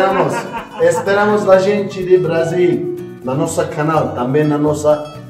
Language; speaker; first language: Portuguese; non-native, learner; Turkish